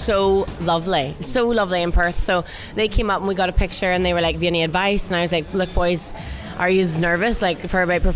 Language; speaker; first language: English; native; English